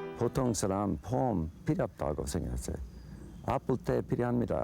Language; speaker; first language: Korean; non-native, learner; English